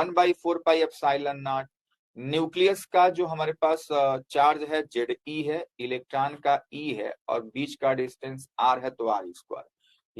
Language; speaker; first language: Hindi; native; Hindi